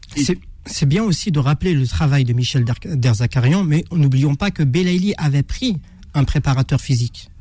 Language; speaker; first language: French; non-native, local second language; Arabic